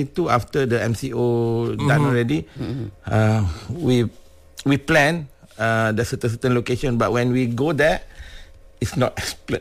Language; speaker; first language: English; non-native, local second language; Malay